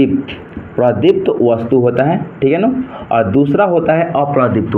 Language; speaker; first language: Hindi; native; Hindi